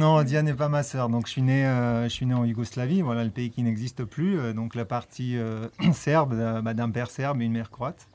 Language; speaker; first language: French; early bilingual, other home language; Serbian